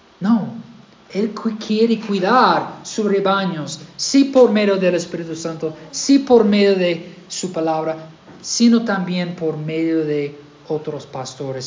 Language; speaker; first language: Spanish; non-native, fluent; English